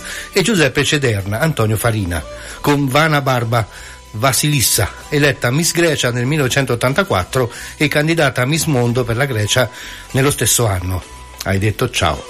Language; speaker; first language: Italian; native; Italian